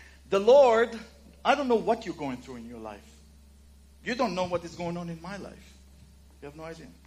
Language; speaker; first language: English; non-native, fluent; Hebrew